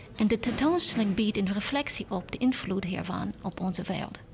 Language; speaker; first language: Dutch; non-native, learner; English